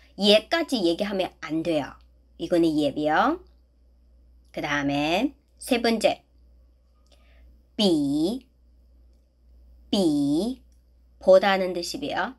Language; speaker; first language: Korean; non-native, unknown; Chinese